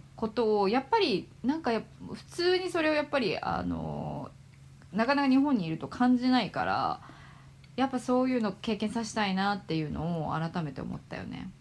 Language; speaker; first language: Japanese; native; Japanese